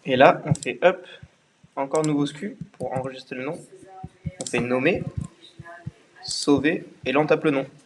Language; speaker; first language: French; native; French